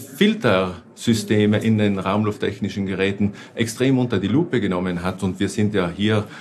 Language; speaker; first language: German; native; German